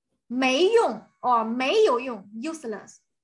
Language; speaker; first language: English; non-native, fluent; Chinese